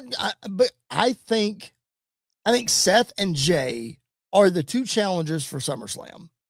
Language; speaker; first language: English; native; English